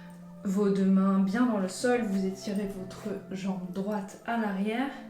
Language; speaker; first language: French; native; French